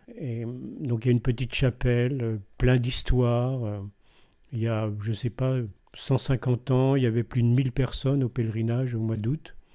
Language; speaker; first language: French; native; French